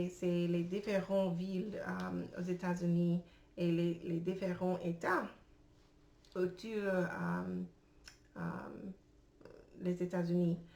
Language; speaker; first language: French; non-native, learner; English